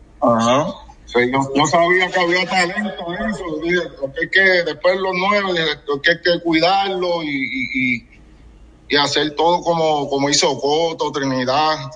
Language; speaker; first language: Spanish; early bilingual, heritage; English